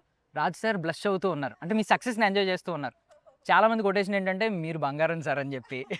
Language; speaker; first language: Telugu; native; Telugu